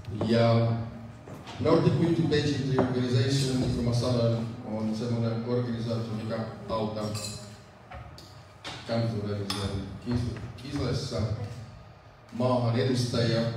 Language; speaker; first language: Finnish; non-native, fluent; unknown